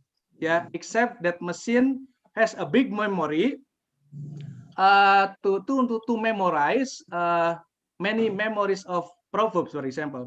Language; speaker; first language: English; non-native, fluent; Indonesian